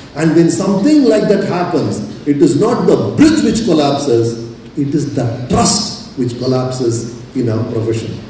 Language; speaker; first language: English; non-native, local second language; Kannada